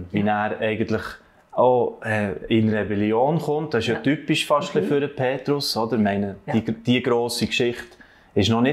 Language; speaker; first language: German; native; German